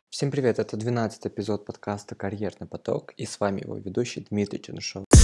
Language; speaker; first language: Russian; native; Russian